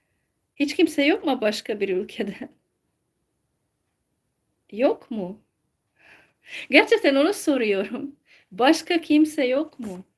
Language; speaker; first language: Turkish; non-native, fluent; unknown